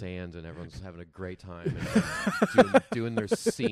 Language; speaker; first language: English; native; English